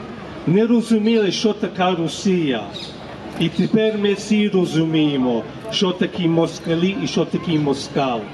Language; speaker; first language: Ukrainian; early bilingual, heritage; Ukrainian